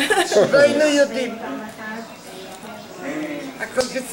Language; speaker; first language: Hebrew; non-native, fluent; Spanish